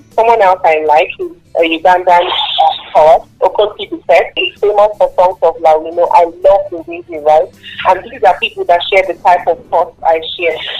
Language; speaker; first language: English; non-native, local second language; Igbo